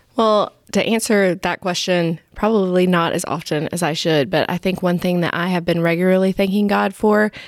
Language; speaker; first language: English; native; English